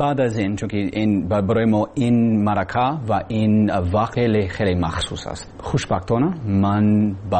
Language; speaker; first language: Persian; non-native, learner; English